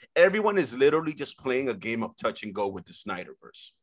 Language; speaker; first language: English; early bilingual, other home language; Spanish